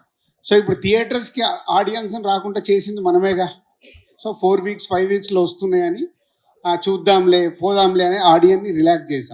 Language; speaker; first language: Telugu; native; Telugu